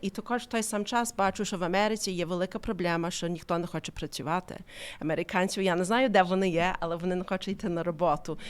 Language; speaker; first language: Ukrainian; early bilingual, heritage; Ukrainian